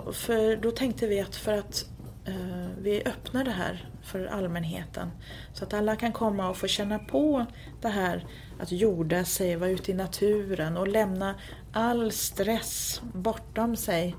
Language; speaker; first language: Swedish; native; Swedish